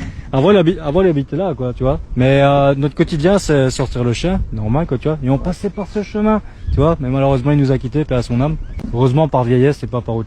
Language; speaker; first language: French; native; French